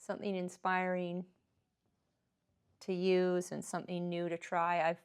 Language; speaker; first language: English; native; English